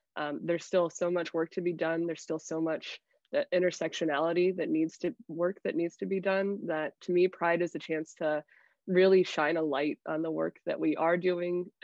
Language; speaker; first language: English; native; English